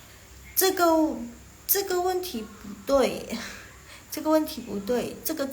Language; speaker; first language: Chinese; non-native, fluent; Indonesian